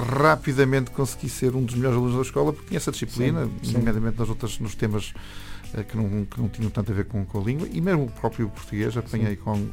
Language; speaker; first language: Portuguese; non-native, fluent; English